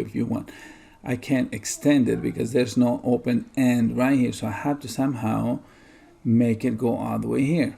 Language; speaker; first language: English; native; English